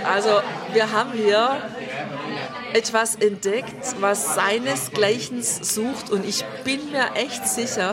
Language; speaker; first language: German; native; German